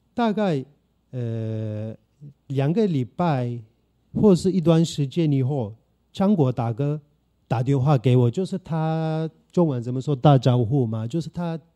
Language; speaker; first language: Chinese; non-native, fluent; Turkish